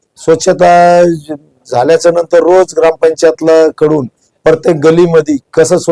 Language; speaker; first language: Marathi; non-native, local second language; Lambadi